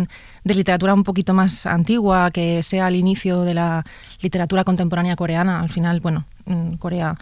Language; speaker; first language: Spanish; native; Spanish